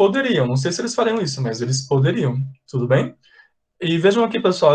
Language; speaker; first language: Portuguese; native; Portuguese